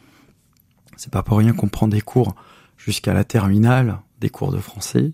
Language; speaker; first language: French; native; French